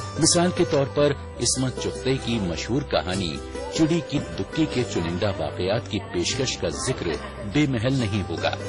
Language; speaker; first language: Urdu; native; Urdu